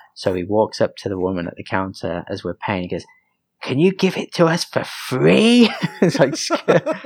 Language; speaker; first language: English; native; English